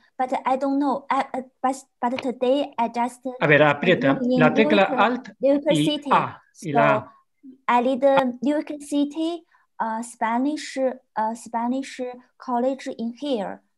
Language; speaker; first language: Spanish; non-native, learner; Chinese